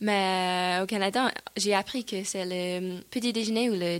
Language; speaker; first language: French; non-native, fluent; English